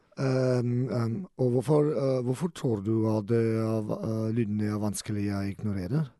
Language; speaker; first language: Norwegian; non-native, learner; German